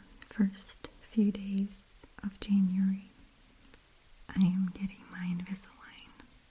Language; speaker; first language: English; non-native, fluent; Russian